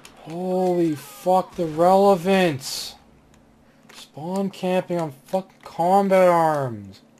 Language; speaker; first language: English; native; English